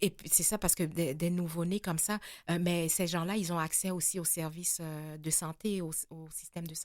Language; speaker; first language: French; native; French